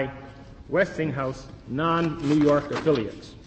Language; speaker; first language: English; native; English